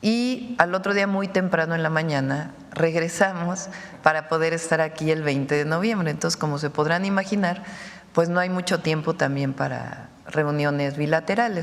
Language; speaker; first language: Spanish; native; Spanish